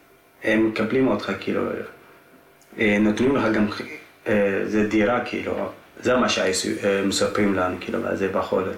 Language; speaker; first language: Hebrew; non-native, fluent; Tigrinya